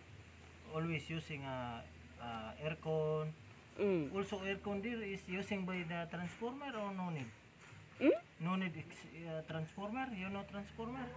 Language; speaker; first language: English; non-native, local second language; Cebuano